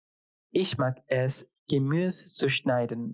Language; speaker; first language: German; non-native, fluent; Bangla